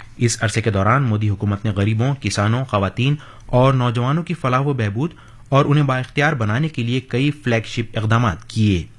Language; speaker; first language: Urdu; native; Urdu